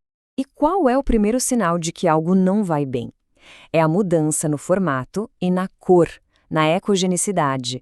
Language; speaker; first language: Portuguese; native; Portuguese